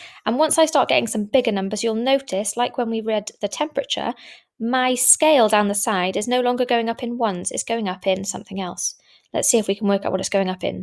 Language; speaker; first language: English; native; English